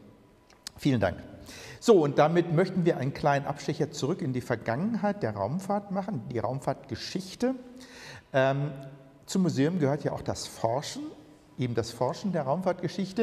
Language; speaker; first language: German; native; German